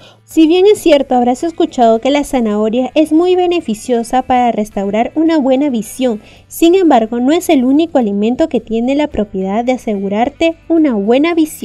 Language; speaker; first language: Spanish; native; Spanish